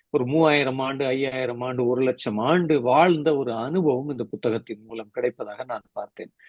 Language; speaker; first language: Tamil; non-native, local second language; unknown